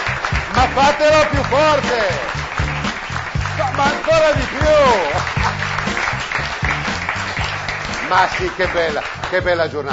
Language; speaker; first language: Italian; native; Italian